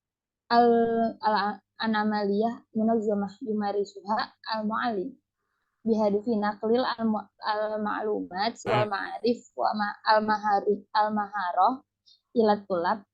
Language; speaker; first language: Arabic; non-native, learner; Indonesian